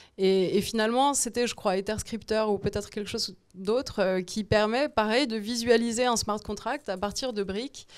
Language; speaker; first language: French; native; French